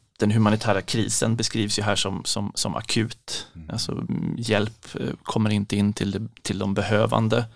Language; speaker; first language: Swedish; native; Swedish